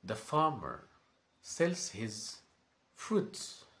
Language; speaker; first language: English; non-native, local second language; Assamese